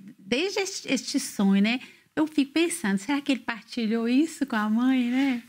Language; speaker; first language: Portuguese; native; Portuguese